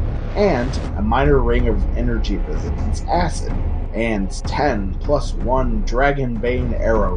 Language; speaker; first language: English; native; English